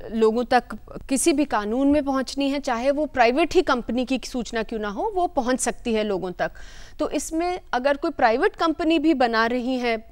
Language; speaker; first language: Hindi; native; Hindi